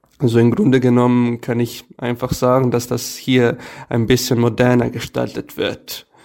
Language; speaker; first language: German; non-native, fluent; Serbian